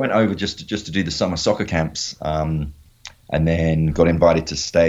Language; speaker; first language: English; native; English